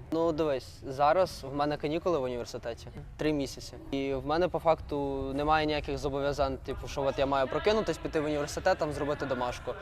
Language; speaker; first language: Ukrainian; native; Ukrainian